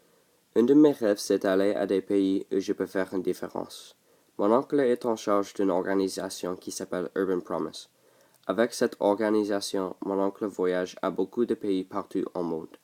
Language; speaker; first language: French; non-native, local second language; English